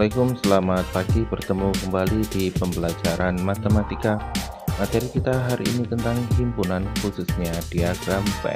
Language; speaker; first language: Indonesian; native; Indonesian